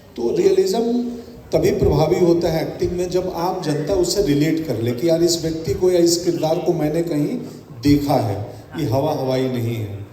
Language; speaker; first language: Hindi; native; Hindi